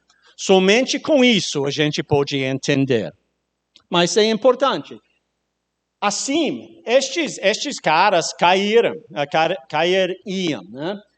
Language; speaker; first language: Portuguese; non-native, learner; English